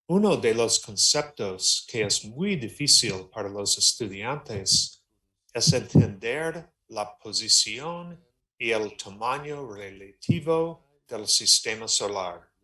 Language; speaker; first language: Spanish; non-native, learner; English